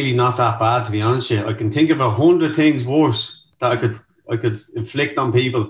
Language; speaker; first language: English; native; English